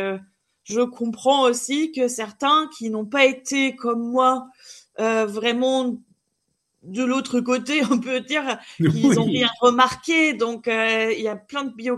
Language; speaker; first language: French; non-native, fluent; German